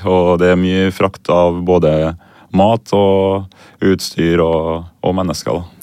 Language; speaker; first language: Norwegian; early bilingual, other home language; Swahili